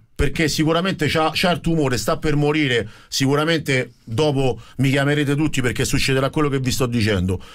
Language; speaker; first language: Italian; native; Italian